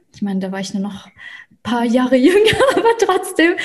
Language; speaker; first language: German; early bilingual, other home language; Russian